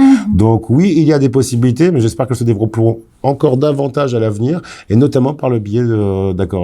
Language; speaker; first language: French; native; French